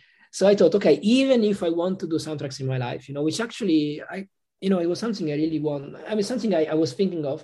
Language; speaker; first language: English; non-native, fluent; Italian